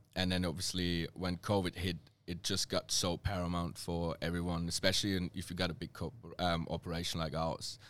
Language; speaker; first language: English; non-native, fluent; German